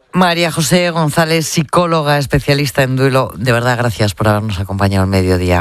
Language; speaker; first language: Spanish; native; Spanish